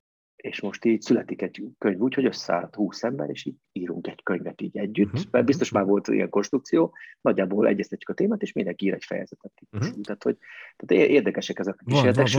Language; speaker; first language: Hungarian; native; Hungarian